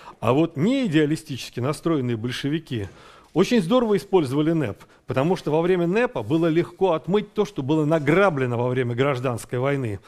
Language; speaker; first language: Russian; native; Russian